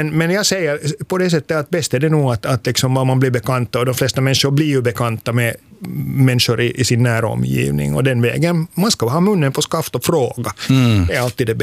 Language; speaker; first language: Swedish; native; Swedish